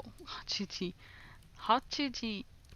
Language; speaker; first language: Japanese; non-native, learner; English